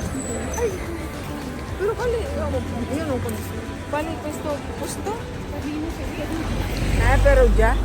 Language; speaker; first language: Italian; non-native, learner; Filipino